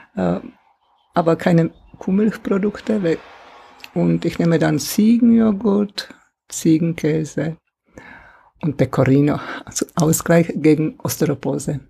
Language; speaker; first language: German; non-native, fluent; Czech